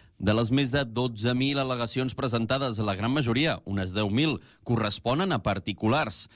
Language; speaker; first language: Catalan; native; Catalan